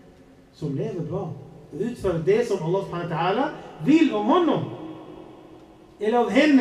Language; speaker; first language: Swedish; non-native, fluent; Arabic